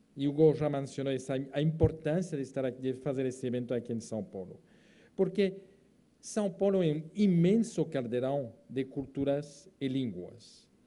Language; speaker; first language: Portuguese; non-native, fluent; French